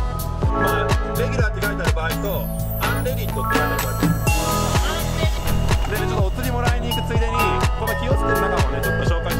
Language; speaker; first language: Japanese; native; Japanese